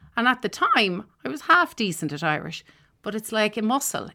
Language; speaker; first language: English; native; English